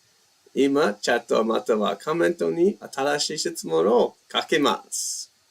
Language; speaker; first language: Japanese; non-native, learner; English